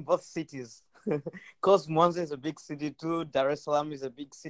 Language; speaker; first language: English; non-native, local second language; Swahili